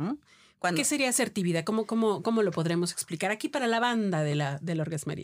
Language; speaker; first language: Spanish; native; Spanish